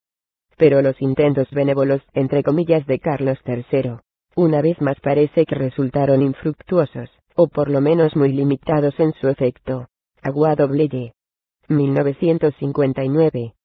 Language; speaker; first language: Spanish; native; Spanish